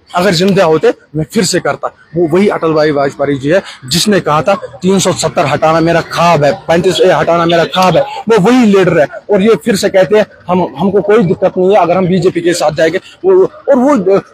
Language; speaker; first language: Hindi; non-native, local second language; Kashmiri